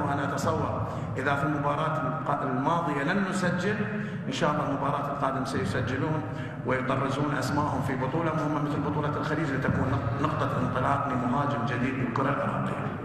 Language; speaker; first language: Arabic; native; Arabic